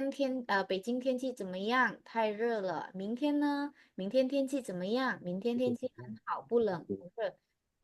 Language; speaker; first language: Chinese; non-native, fluent; Indonesian